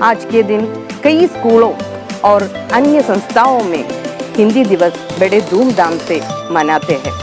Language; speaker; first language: Hindi; non-native, local second language; Malayalam